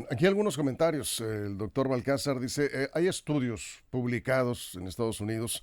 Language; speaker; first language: Spanish; native; Spanish